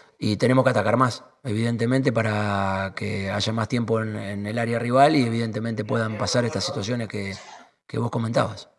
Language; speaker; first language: Spanish; native; Spanish